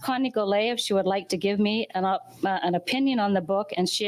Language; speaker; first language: English; native; English